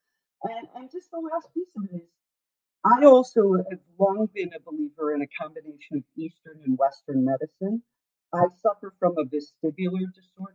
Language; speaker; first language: English; native; English